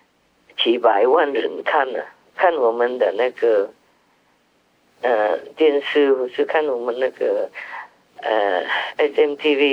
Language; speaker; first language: Chinese; non-native, fluent; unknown